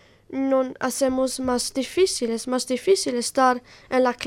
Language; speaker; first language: Spanish; non-native, learner; Italian